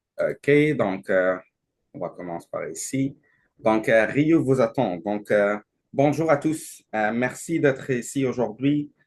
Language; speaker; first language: French; non-native, learner; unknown